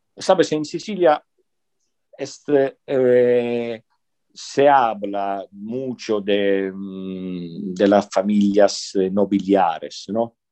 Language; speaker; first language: Spanish; non-native, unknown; Italian